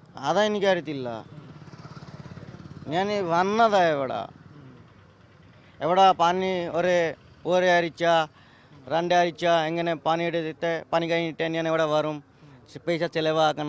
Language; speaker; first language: Malayalam; non-native, local second language; Assamese